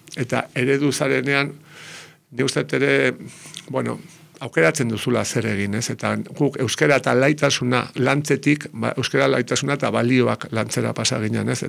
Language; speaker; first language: Basque; native; Basque